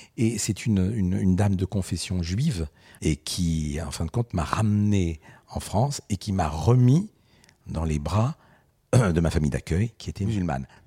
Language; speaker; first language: French; early bilingual, other home language; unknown